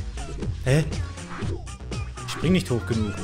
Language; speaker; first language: German; native; German